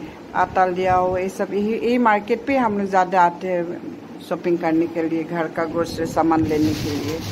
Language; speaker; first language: Hindi; non-native, local second language; Bangla